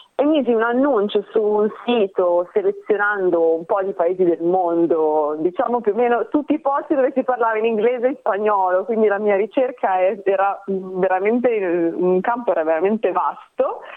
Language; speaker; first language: Italian; native; Italian